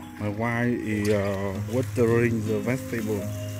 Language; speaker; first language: English; non-native, learner; Vietnamese